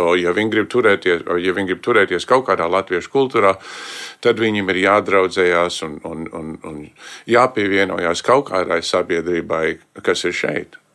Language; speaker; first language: Latvian; early bilingual, heritage; Latvian